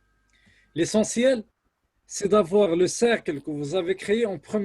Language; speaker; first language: French; non-native, local second language; Arabic